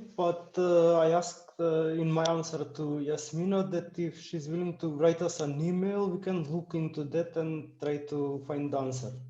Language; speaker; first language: English; non-native, fluent; Macedonian